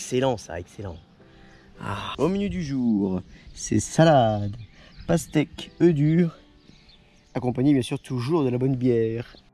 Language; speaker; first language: French; native; French